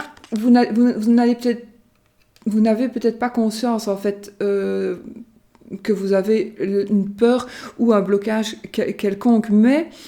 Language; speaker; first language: French; native; French